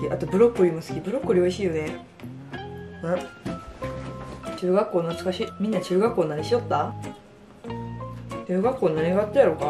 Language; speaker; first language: Japanese; native; Japanese